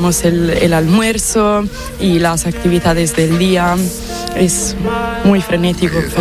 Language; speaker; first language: Spanish; non-native, fluent; Italian